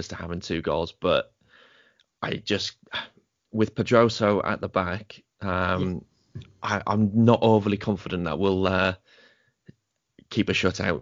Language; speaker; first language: English; native; English